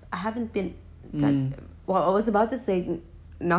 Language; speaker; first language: English; non-native, local second language; Cebuano